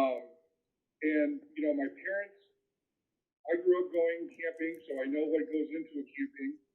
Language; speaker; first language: English; native; English